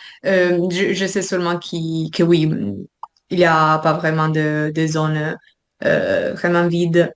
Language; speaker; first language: French; non-native, fluent; Italian